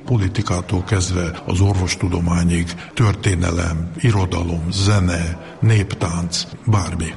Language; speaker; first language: Hungarian; early bilingual, heritage; Hungarian